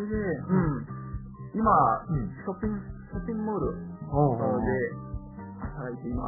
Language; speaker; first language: Japanese; non-native, learner; Italian